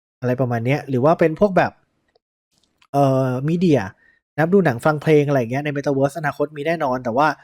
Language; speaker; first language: Thai; native; Thai